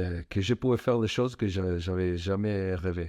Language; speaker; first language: French; non-native, fluent; Spanish